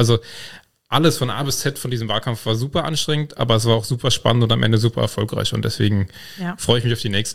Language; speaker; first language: German; native; German